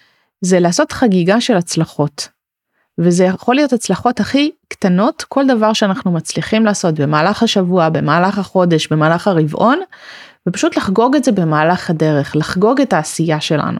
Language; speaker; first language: Hebrew; native; Hebrew